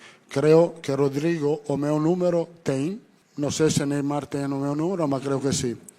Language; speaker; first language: Portuguese; non-native, learner; Italian